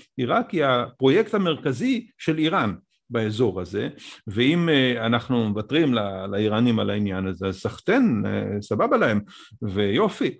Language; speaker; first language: Hebrew; native; Hebrew